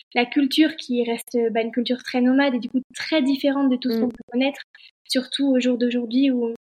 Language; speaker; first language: French; native; French